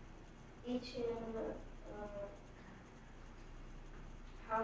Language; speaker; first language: English; non-native, learner; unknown